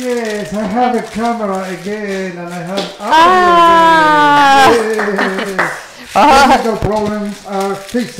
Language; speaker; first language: English; non-native, learner; Spanish